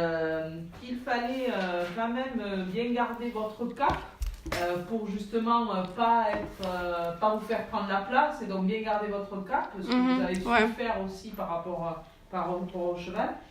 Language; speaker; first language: French; native; French